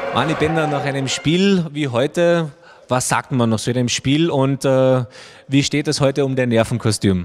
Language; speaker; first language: German; native; German